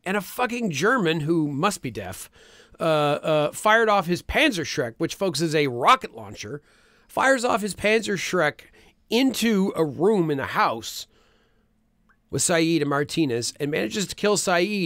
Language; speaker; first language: English; native; English